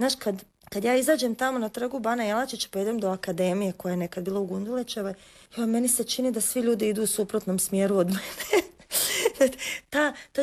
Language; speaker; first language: Croatian; native; Croatian